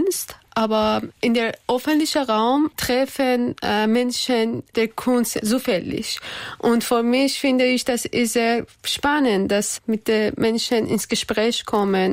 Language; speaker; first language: German; non-native, learner; Persian